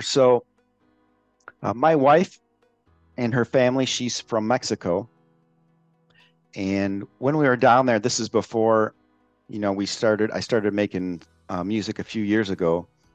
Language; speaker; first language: English; native; English